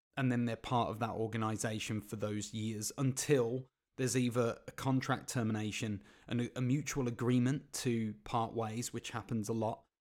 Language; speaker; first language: English; native; English